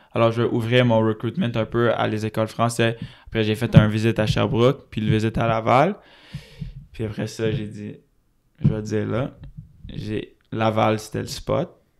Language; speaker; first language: French; non-native, local second language; English